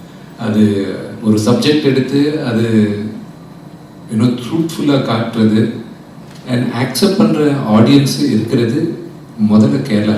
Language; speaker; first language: Tamil; non-native, local second language; Telugu